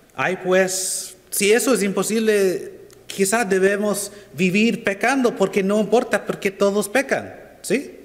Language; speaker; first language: Spanish; non-native, fluent; English